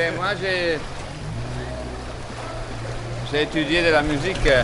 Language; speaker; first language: French; non-native, fluent; Italian